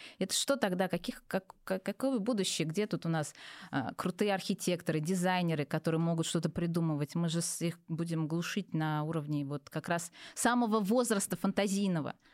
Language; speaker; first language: Russian; native; Russian